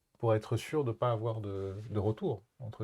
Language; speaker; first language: French; native; French